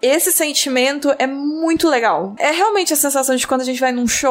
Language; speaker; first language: Portuguese; native; Portuguese